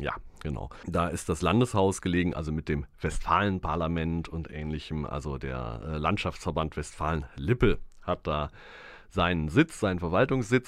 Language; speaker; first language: German; native; German